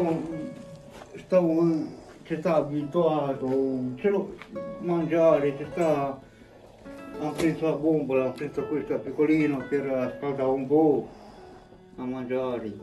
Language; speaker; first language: Italian; non-native, learner; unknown